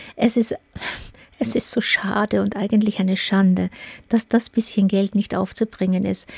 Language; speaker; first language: German; native; German